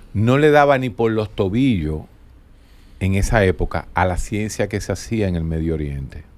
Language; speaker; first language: Spanish; native; Spanish